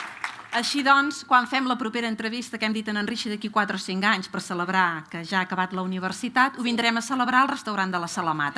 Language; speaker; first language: Catalan; native; Catalan